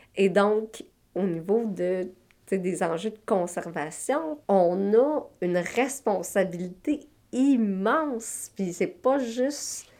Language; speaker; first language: French; native; French